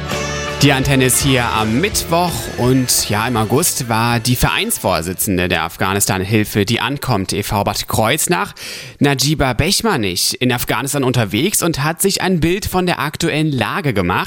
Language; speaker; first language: German; native; German